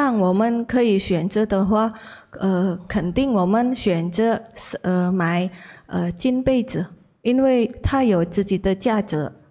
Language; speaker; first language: Chinese; non-native, learner; Indonesian